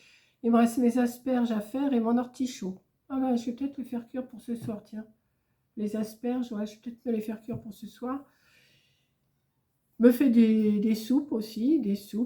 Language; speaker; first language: French; native; French